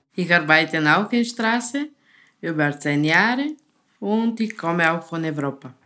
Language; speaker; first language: German; non-native, learner; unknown